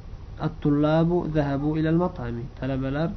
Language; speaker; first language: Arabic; non-native, fluent; Uzbek